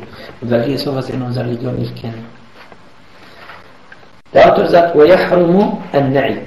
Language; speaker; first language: German; non-native, fluent; Arabic